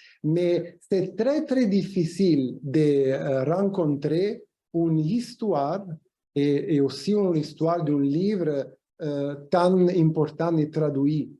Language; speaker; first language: French; non-native, fluent; Italian